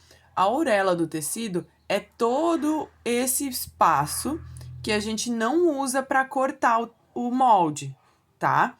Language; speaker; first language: Portuguese; native; Portuguese